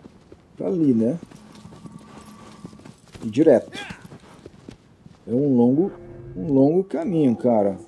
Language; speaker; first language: Portuguese; native; Portuguese